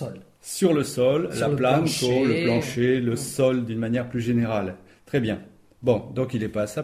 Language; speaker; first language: French; native; French